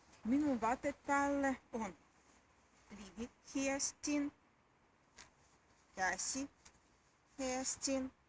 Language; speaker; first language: Finnish; non-native, learner; Russian